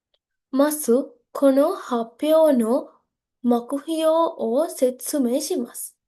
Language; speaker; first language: Japanese; non-native, learner; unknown